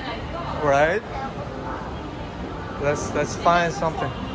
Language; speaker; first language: English; non-native, learner; Korean